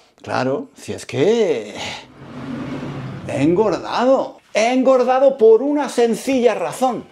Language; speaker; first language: Spanish; native; Spanish